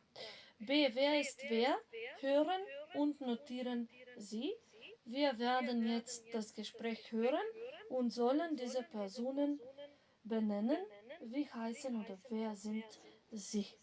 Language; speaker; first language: German; non-native, fluent; Macedonian